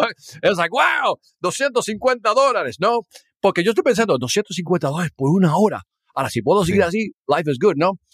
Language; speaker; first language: Spanish; early bilingual, heritage; Spanish